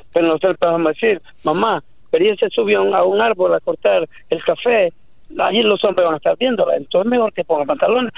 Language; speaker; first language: Spanish; native; Spanish